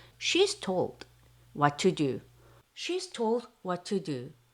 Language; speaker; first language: English; non-native, fluent; Korean